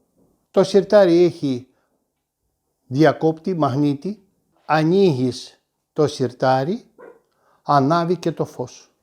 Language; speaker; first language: Greek; non-native, fluent; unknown